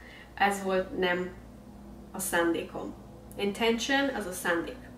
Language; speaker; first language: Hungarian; early bilingual, heritage; English